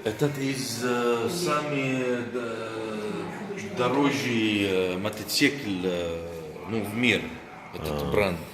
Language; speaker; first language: Russian; non-native, learner; Arabic